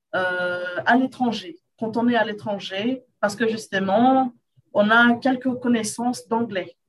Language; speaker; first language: French; non-native, fluent; Portuguese